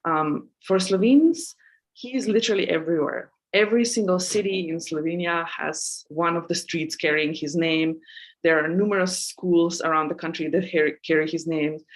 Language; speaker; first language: English; non-native, fluent; Slovenian